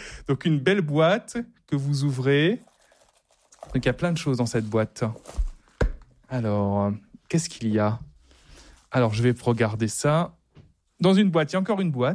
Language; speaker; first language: French; native; French